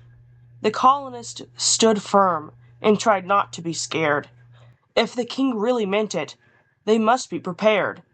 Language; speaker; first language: English; native; English